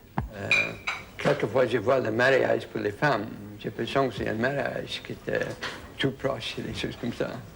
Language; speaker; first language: French; non-native, fluent; English